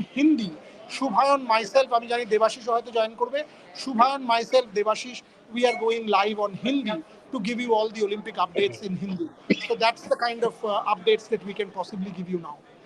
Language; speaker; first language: English; non-native, local second language; Bangla